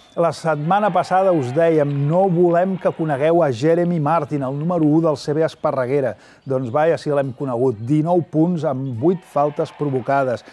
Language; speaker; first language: Catalan; native; Catalan